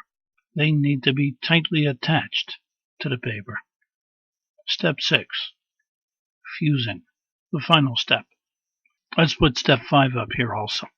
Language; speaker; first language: English; native; English